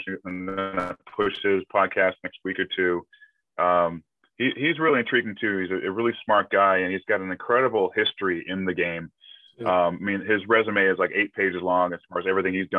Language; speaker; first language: English; native; English